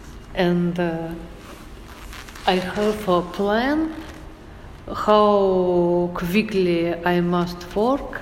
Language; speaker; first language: English; non-native, learner; Russian